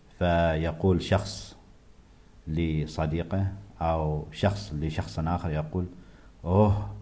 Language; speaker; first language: Arabic; native; Arabic